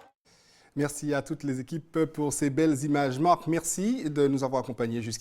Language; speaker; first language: French; native; French